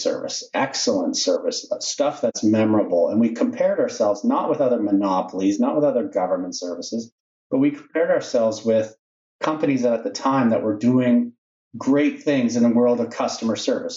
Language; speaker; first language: English; native; English